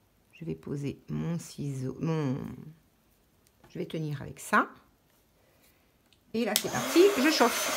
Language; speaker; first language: French; native; French